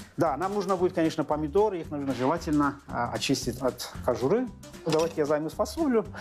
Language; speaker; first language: Russian; non-native, local second language; Azerbaijani